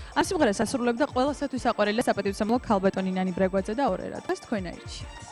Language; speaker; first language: Georgian; native; Georgian